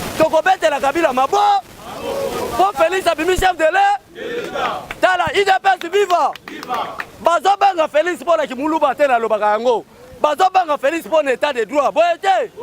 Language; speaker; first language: Lingala; non-native, local second language; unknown